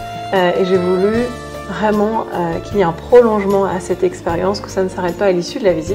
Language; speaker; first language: French; native; French